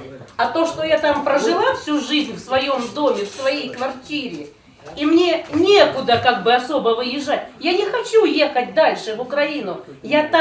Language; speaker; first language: Russian; native; Russian